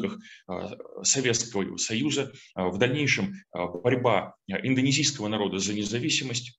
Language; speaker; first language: Russian; native; Russian